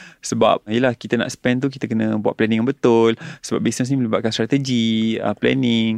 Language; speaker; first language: Malay; native; Malay